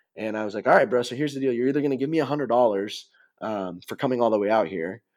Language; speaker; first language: English; native; English